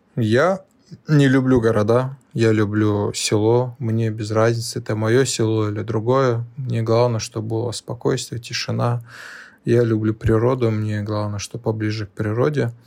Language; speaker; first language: Russian; non-native, local second language; Lezghian